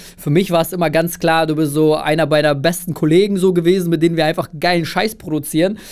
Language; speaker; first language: German; early bilingual, other home language; Russian